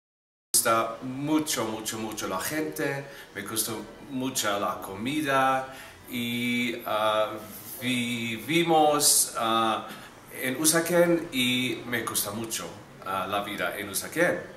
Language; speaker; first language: Spanish; non-native, learner; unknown